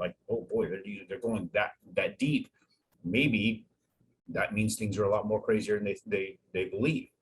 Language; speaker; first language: English; native; English